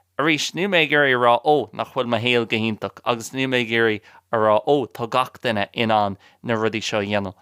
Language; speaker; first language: Irish; non-native, local second language; English